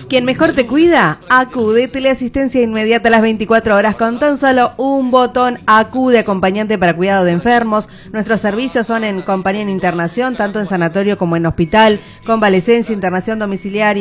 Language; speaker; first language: Spanish; native; Spanish